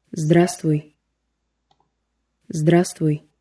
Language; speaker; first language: Russian; non-native, fluent; Korean